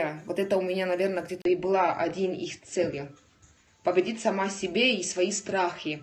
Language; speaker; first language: Russian; non-native, learner; Estonian